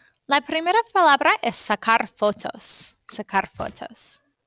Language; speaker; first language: Spanish; non-native, fluent; English